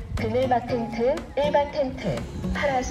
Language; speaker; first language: Korean; native; Korean